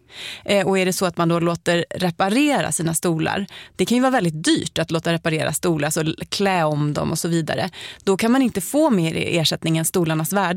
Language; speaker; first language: Swedish; native; Swedish